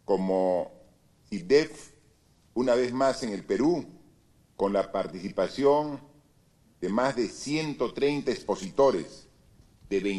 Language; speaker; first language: Spanish; native; Spanish